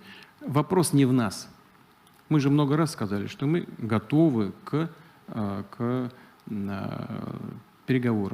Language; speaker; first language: Russian; native; Russian